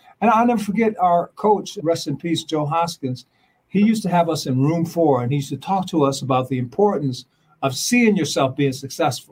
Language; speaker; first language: English; early bilingual, other home language; Spanish